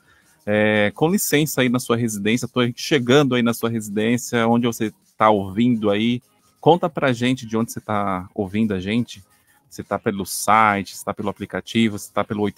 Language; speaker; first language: Portuguese; native; Portuguese